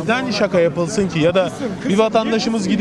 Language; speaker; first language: Turkish; native; Turkish